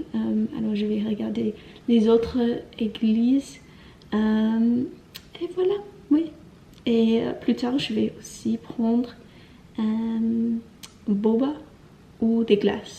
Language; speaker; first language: French; non-native, learner; English